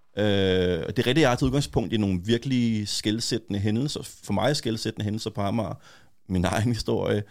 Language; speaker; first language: Danish; native; Danish